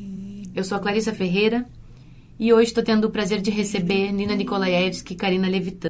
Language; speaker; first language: Portuguese; native; Portuguese